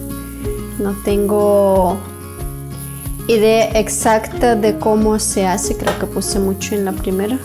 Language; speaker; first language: Spanish; non-native, fluent; Ukrainian